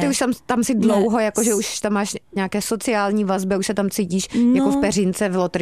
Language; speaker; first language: Czech; native; Czech